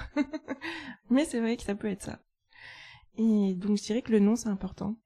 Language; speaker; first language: French; native; French